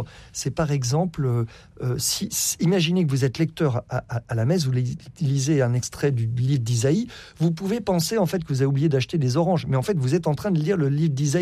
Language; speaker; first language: French; native; French